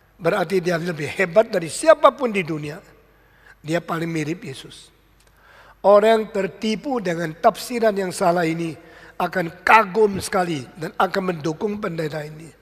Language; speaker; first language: Indonesian; early bilingual, other home language; Min Nan Chinese